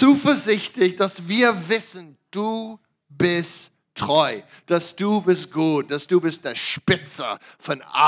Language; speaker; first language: German; non-native, learner; English